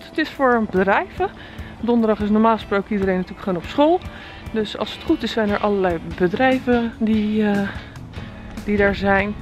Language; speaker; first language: Dutch; native; Dutch